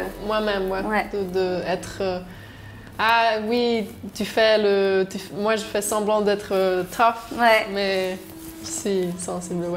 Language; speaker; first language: French; non-native, local second language; German